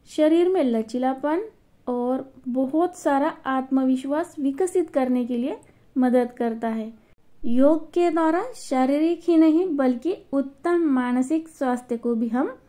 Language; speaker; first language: Hindi; non-native, local second language; Marathi